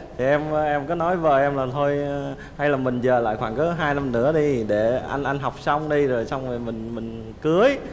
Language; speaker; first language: Vietnamese; native; Vietnamese